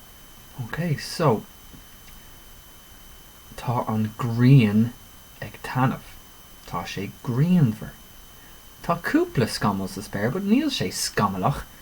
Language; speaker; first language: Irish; non-native, local second language; English